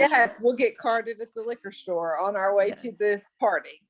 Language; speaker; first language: English; native; English